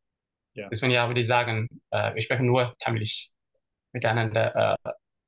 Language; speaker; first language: German; non-native, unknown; Tamil